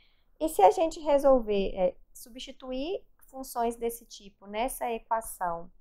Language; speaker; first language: Portuguese; native; Portuguese